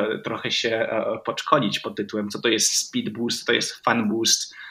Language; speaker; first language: Polish; early bilingual, heritage; Polish